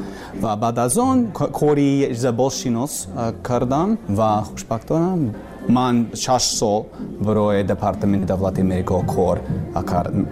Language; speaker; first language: Persian; non-native, learner; English